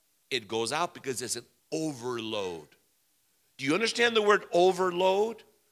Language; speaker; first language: English; early bilingual, other home language; Ukrainian